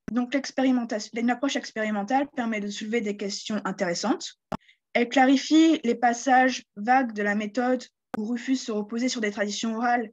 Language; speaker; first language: French; native; French